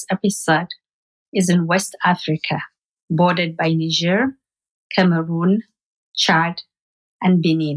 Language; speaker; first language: English; non-native, local second language; Hausa